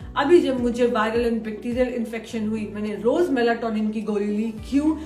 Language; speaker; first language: Hindi; native; Hindi